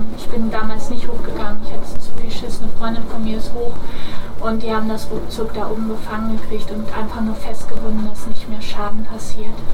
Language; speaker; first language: German; native; German